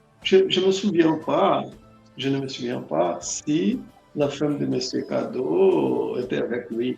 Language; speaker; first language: French; non-native, learner; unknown